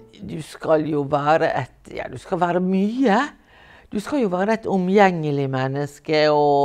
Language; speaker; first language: Norwegian; native; Norwegian